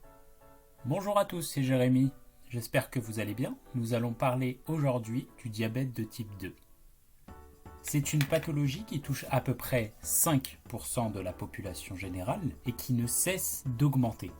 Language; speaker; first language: French; native; French